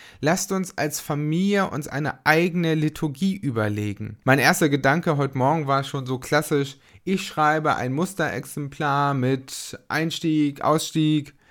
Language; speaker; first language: German; native; German